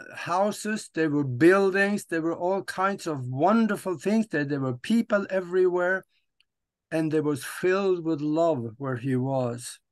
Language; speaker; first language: English; non-native, fluent; Norwegian